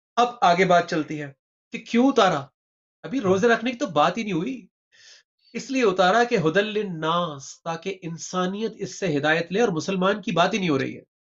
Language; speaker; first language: Urdu; native; Urdu